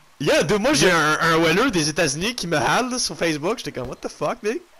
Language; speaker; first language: French; native; French